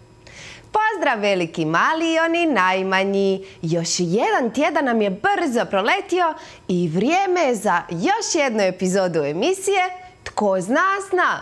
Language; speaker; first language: Croatian; native; Croatian